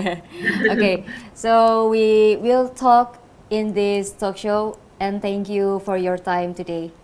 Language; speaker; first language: English; non-native, fluent; Indonesian